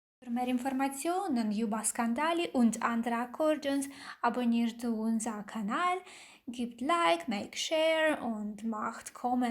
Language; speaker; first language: German; non-native, fluent; Romanian